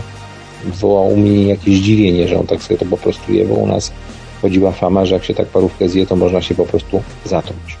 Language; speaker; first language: Polish; native; Polish